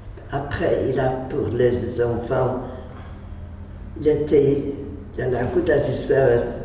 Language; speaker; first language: French; non-native, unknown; Polish